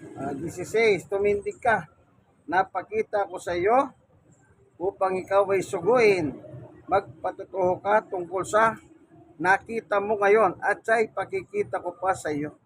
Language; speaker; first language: Filipino; native; Filipino